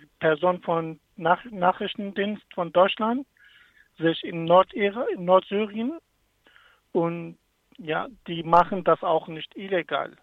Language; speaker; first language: German; non-native, fluent; Kurdish